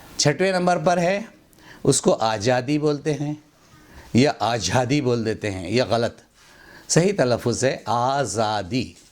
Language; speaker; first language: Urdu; native; Urdu